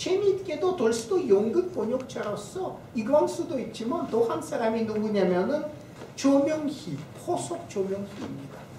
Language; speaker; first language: Korean; non-native, fluent; Russian